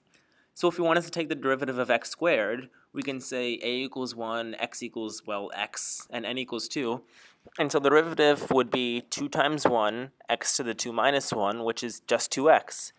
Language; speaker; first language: English; native; English